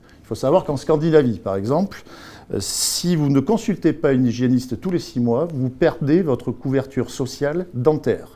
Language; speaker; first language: French; native; French